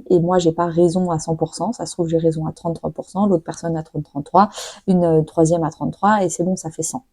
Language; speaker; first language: French; native; French